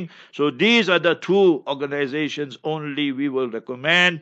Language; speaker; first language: English; native; English